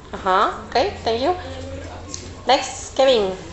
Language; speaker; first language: English; non-native, learner; Spanish